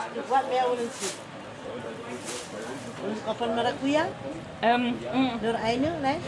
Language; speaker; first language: German; non-native, learner; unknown